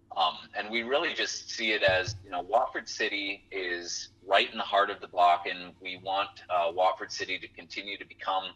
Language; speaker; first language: English; native; English